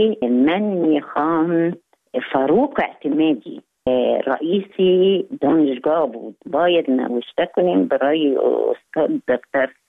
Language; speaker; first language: Persian; non-native, learner; Arabic